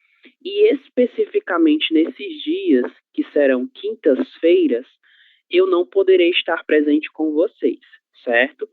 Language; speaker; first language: Portuguese; native; Portuguese